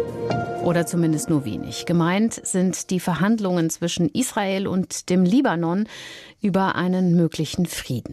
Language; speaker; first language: German; native; German